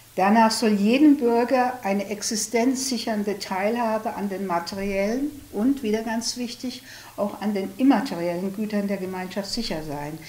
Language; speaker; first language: German; native; German